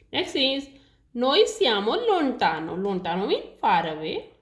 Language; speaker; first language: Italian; non-native, learner; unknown